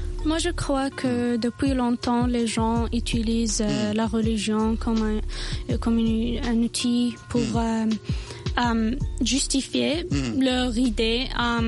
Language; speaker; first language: French; non-native, local second language; Arabic